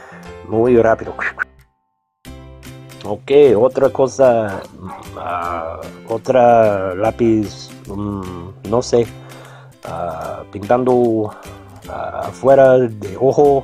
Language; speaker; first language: Spanish; non-native, learner; English